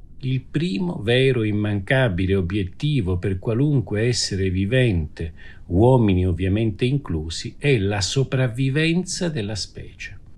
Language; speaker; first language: Italian; native; Italian